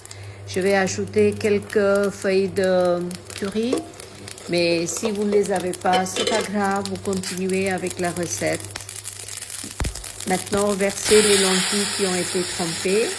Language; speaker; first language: French; non-native, fluent; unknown